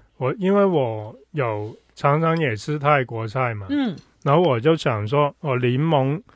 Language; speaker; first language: Chinese; non-native, local second language; Cantonese